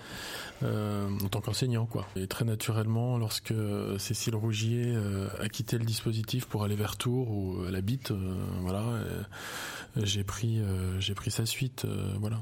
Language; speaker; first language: French; native; French